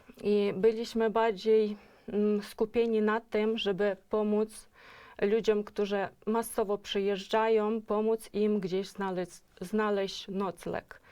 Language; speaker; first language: Polish; non-native, fluent; Ukrainian